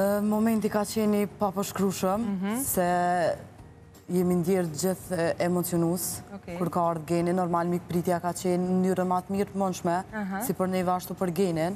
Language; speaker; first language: Albanian; native; Albanian